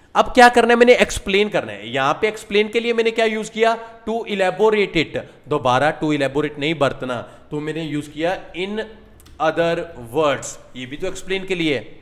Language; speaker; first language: Hindi; non-native, local second language; Punjabi